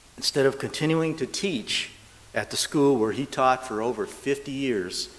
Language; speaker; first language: English; native; English